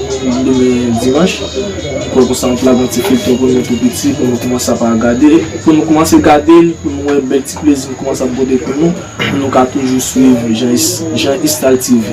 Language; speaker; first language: French; non-native, learner; Haitian Creole